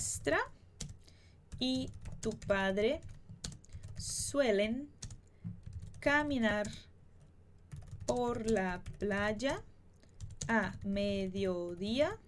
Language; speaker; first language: Spanish; non-native, fluent; Portuguese